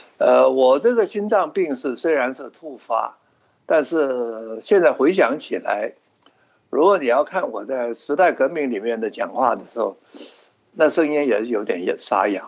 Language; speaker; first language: Chinese; non-native, local second language; Cantonese